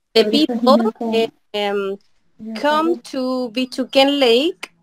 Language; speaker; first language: English; non-native, learner; Spanish